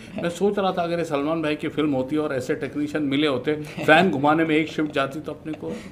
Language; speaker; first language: Hindi; native; Hindi